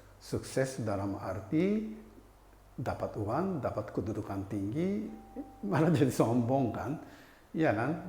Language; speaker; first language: Indonesian; non-native, fluent; Japanese